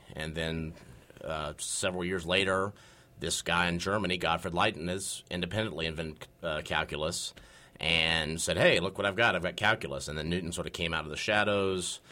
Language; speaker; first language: English; native; English